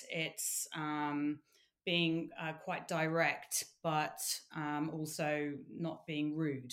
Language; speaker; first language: English; native; English